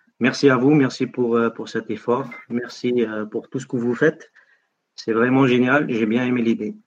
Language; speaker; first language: French; non-native, local second language; Arabic